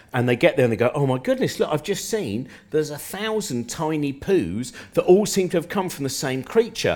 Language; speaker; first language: English; native; English